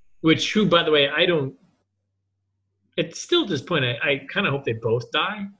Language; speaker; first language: English; native; English